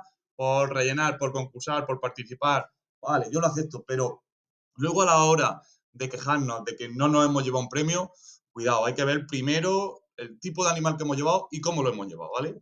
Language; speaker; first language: Spanish; native; Spanish